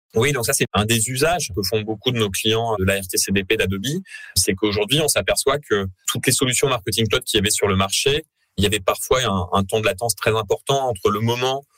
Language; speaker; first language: French; native; French